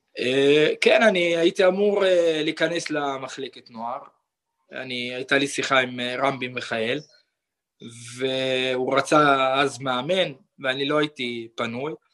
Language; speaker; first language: Hebrew; non-native, local second language; Arabic